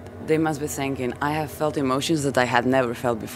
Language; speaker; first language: English; non-native, fluent; Spanish